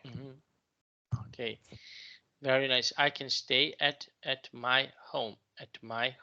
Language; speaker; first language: English; non-native, fluent; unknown